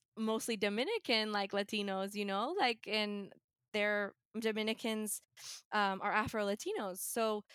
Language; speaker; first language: English; native; English